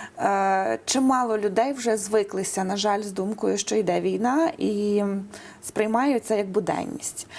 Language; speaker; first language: Ukrainian; native; Ukrainian